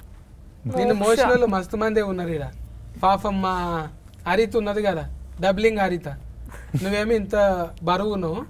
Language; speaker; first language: Telugu; native; Telugu